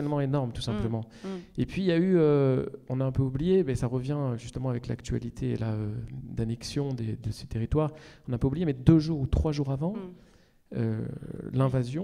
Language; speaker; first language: French; native; French